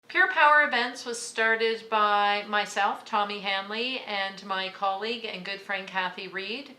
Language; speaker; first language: English; native; English